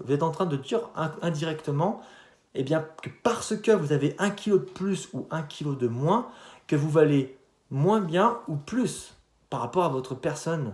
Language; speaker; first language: French; native; French